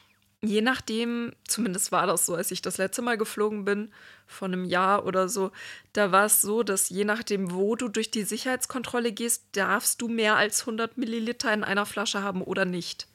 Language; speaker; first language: German; native; German